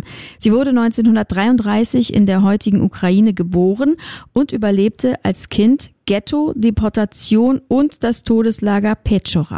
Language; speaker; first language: German; native; German